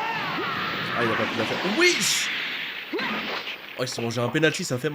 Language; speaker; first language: French; native; French